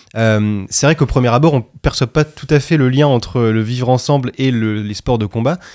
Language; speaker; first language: French; native; French